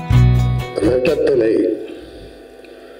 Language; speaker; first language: Tamil; native; Tamil